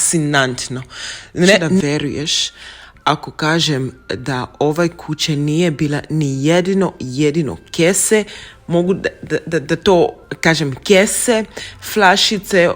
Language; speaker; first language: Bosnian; non-native, learner; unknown